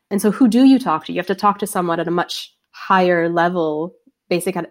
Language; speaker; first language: English; native; English